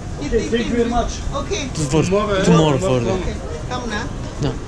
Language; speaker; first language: English; non-native, learner; Turkish